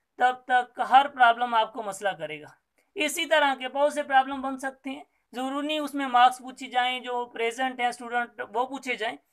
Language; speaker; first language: Urdu; non-native, local second language; Sindhi